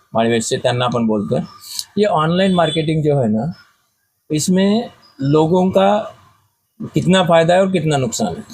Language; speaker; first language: Hindi; non-native, local second language; Marathi